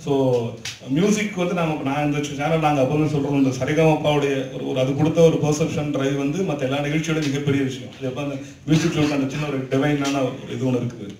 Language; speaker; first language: Tamil; native; Tamil